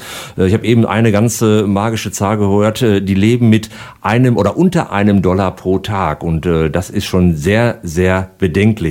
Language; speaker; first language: German; native; German